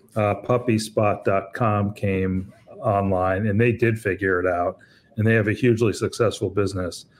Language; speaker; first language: English; native; English